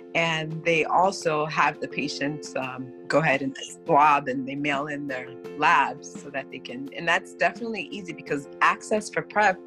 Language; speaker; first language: English; non-native, fluent; Haitian Creole